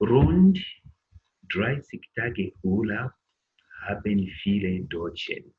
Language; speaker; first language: German; non-native, learner; English